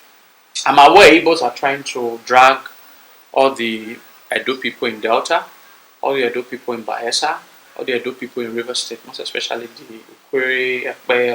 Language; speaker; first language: English; non-native, local second language; Bini